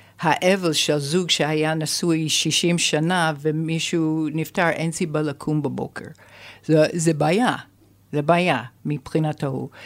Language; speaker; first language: Hebrew; non-native, fluent; English